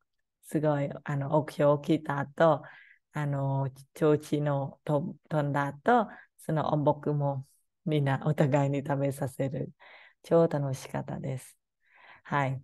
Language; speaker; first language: Japanese; non-native, learner; Khmer